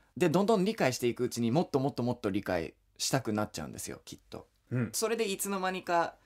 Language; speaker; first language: Japanese; non-native, fluent; English